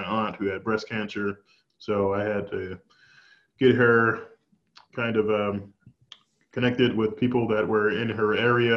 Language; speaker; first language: English; native; English